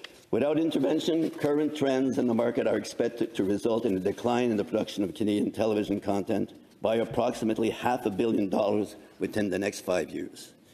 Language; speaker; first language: English; non-native, local second language; French